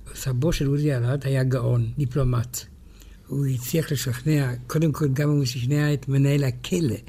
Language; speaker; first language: Hebrew; non-native, fluent; French